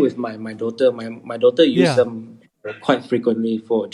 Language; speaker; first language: English; non-native, local second language; Hakka Chinese